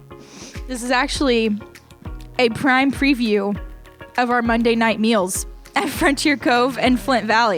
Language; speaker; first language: English; native; English